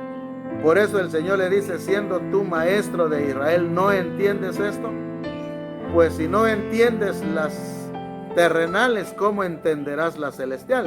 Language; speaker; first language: Spanish; native; Spanish